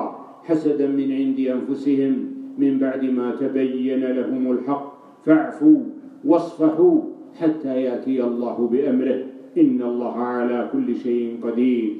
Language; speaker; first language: Arabic; native; Arabic